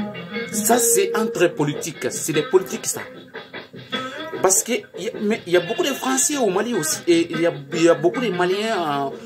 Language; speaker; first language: French; non-native, learner; Bambara